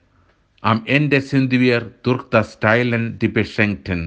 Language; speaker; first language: German; non-native, fluent; Malayalam